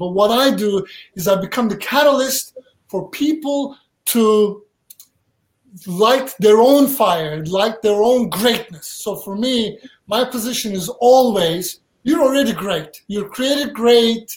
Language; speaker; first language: English; non-native, fluent; Turkish